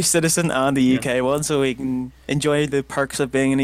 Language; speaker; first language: English; native; English